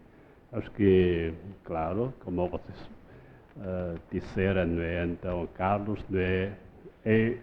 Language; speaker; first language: Portuguese; non-native, fluent; Chinese